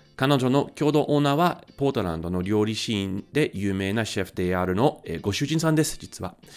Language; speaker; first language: Japanese; non-native, fluent; English